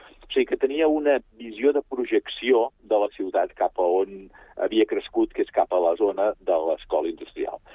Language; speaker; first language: Catalan; native; Catalan